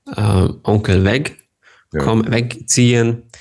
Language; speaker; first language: German; non-native, fluent; Serbian